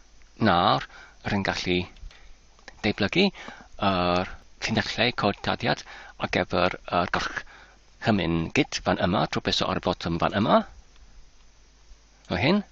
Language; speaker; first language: Welsh; non-native, learner; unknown